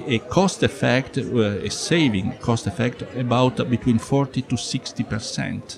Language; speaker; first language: English; non-native, fluent; Italian